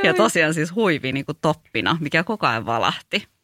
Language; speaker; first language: Finnish; early bilingual, other home language; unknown